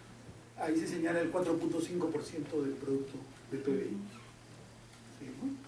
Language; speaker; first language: Spanish; native; Spanish